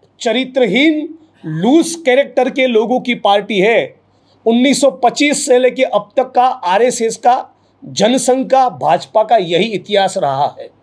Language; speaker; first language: Hindi; non-native, local second language; Gujarati